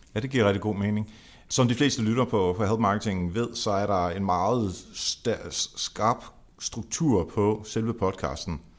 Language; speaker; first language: Danish; native; Danish